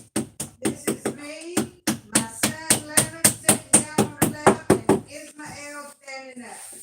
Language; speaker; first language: English; native; English